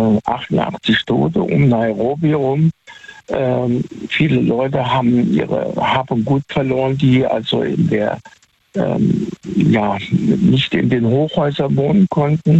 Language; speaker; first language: German; native; German